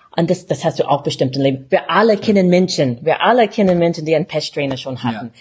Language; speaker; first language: German; non-native, fluent; English